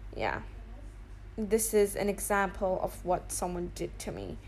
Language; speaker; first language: English; non-native, fluent; Arabic